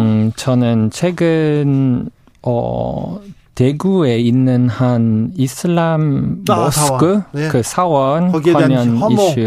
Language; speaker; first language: Korean; non-native, fluent; English